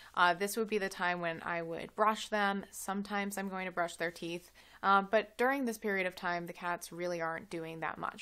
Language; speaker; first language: English; native; English